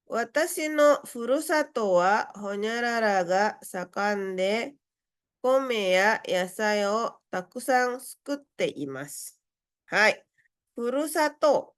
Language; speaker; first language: Japanese; non-native, fluent; Indonesian